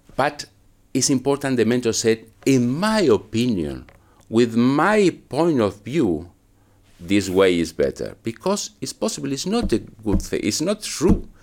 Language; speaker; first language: English; non-native, learner; Spanish